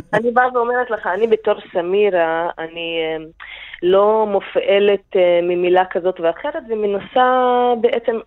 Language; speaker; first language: Hebrew; non-native, local second language; Arabic